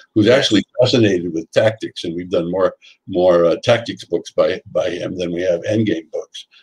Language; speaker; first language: English; native; English